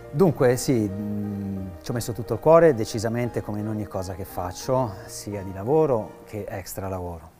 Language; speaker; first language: Italian; native; Italian